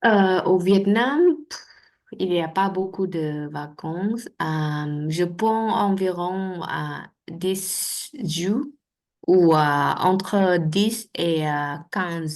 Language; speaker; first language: French; non-native, learner; Vietnamese